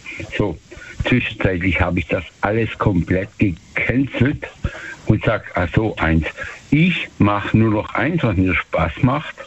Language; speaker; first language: German; native; German